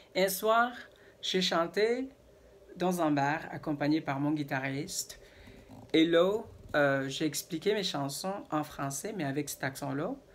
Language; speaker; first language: French; non-native, fluent; Indonesian